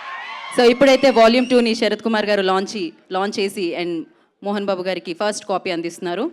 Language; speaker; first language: Telugu; native; Telugu